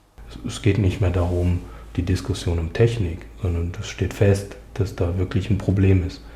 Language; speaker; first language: German; native; German